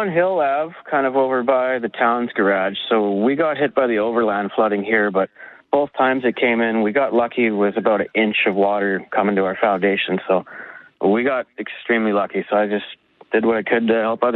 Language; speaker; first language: English; native; English